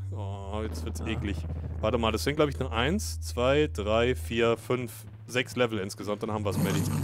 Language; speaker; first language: German; native; German